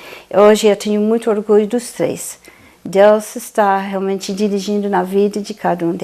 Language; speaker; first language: Portuguese; non-native, fluent; English